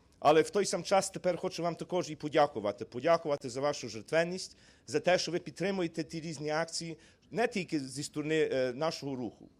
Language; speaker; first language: Ukrainian; early bilingual, heritage; Ukrainian